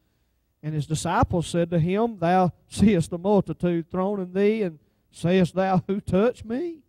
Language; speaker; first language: English; native; English